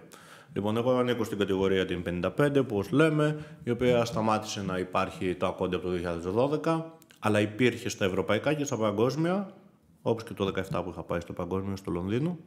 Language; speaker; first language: Greek; native; Greek